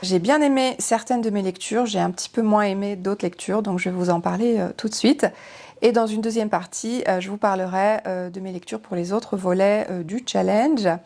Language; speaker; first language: French; native; French